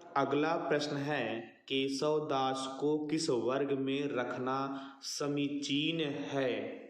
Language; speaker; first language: Hindi; native; Hindi